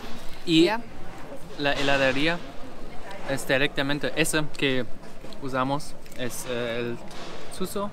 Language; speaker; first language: Spanish; non-native, learner; German